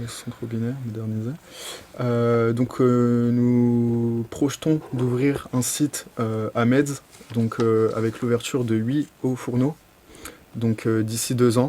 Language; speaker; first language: French; native; French